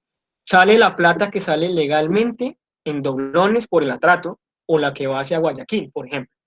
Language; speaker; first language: Spanish; native; Spanish